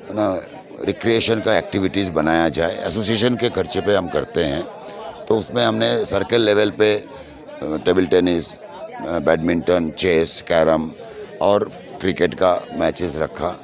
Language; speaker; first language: Hindi; non-native, local second language; Bangla